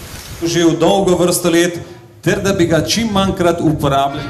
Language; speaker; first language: Slovenian; native; Slovenian